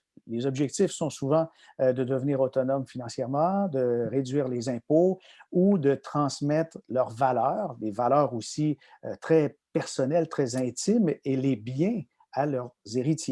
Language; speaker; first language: French; native; French